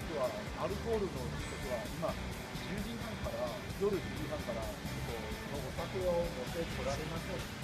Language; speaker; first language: Japanese; non-native, learner; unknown